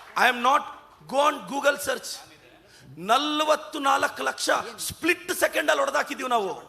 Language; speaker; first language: Kannada; native; Kannada